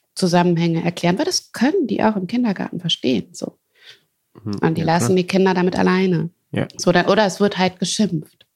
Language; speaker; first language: German; native; German